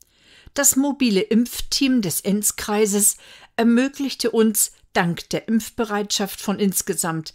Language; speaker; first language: German; native; German